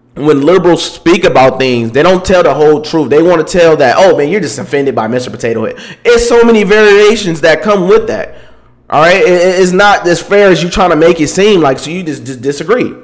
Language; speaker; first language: English; native; English